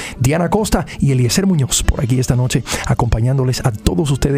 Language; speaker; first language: Spanish; early bilingual, heritage; Spanish